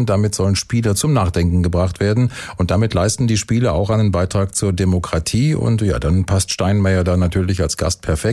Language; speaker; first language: German; native; German